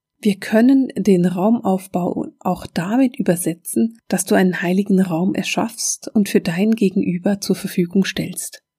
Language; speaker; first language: German; native; German